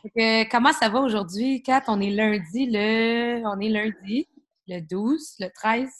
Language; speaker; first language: French; native; French